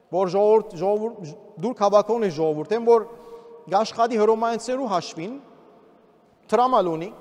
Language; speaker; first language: Armenian; early bilingual, heritage; Armenian